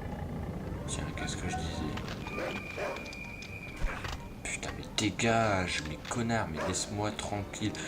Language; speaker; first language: French; native; French